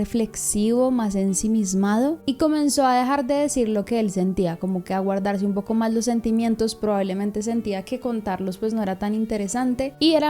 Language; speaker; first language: Spanish; native; Spanish